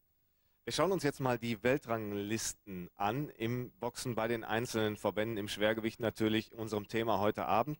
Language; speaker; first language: German; native; German